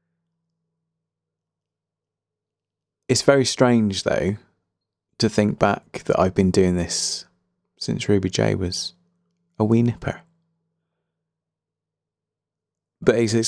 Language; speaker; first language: English; native; English